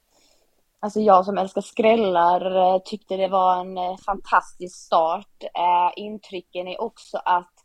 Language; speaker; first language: Swedish; native; Swedish